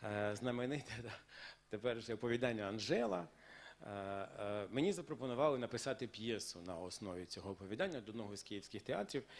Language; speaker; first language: Ukrainian; non-native, local second language; Russian